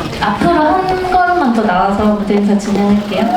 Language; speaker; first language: Korean; native; Korean